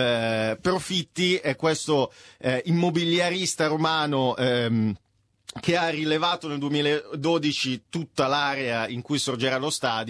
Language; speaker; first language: Italian; native; Italian